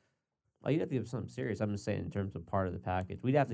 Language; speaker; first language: English; native; English